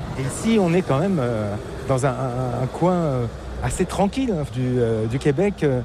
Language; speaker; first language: French; native; French